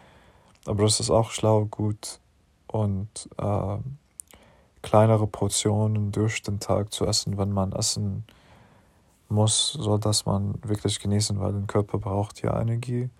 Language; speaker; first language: German; non-native, learner; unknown